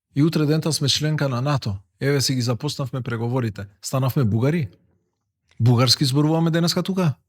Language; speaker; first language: Macedonian; non-native, local second language; Albanian